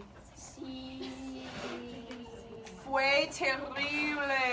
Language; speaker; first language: Spanish; non-native, learner; English